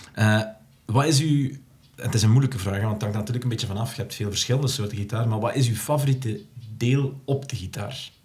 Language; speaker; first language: Dutch; native; Dutch